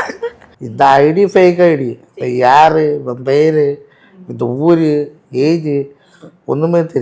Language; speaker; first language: Tamil; non-native, local second language; Malayalam